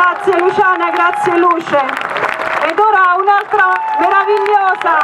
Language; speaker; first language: Italian; native; Italian